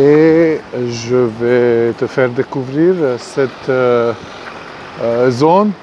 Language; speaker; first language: French; non-native, fluent; Hungarian